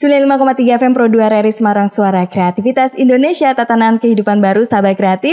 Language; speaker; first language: Indonesian; native; Indonesian